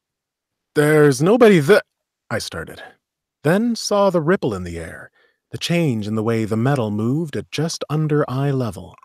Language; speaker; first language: English; native; English